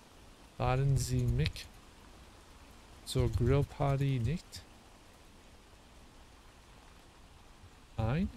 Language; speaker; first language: German; non-native, learner; English